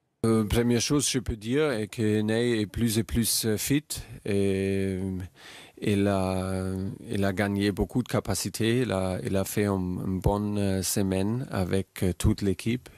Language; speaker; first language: French; non-native, fluent; German